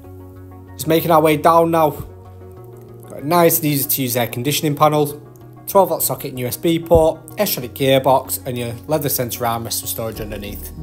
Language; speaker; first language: English; native; English